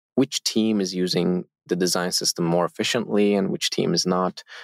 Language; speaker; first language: English; non-native, fluent; Turkish